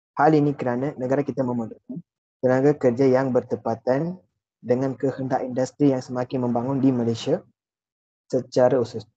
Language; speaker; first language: Malay; non-native, local second language; Tamil